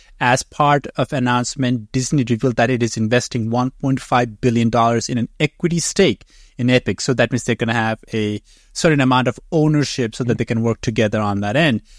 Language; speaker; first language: English; non-native, fluent; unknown